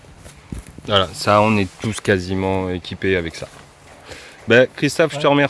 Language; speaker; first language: French; native; French